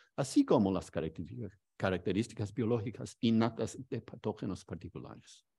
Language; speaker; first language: Spanish; non-native, fluent; English